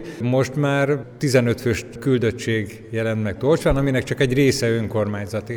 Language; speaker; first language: Hungarian; native; Hungarian